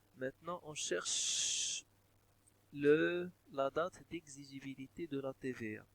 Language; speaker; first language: French; non-native, local second language; Arabic